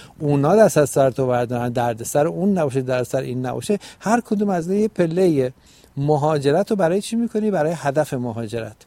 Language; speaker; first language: Persian; native; Persian